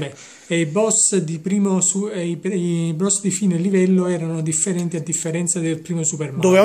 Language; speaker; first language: Italian; native; Italian